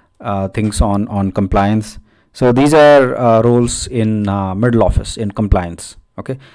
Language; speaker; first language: English; non-native, local second language; Odia